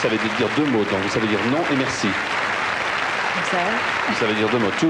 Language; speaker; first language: French; native; French